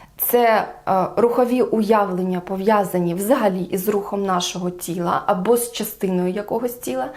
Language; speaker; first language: Ukrainian; non-native, local second language; Russian